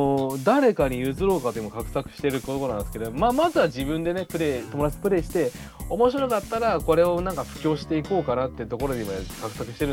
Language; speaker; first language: Japanese; native; Japanese